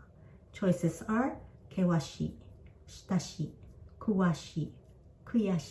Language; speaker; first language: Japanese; non-native, fluent; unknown